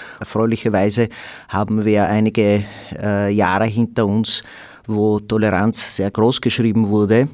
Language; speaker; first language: German; non-native, fluent; Slovak